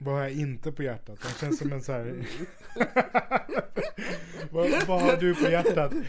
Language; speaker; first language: Swedish; native; Swedish